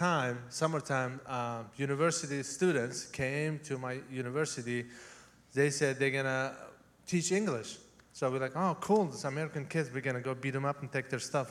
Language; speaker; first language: English; non-native, fluent; Uzbek